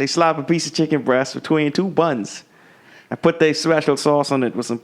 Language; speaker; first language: English; native; English